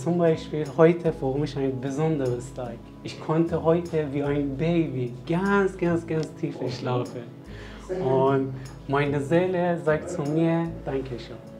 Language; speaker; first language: German; non-native, learner; Persian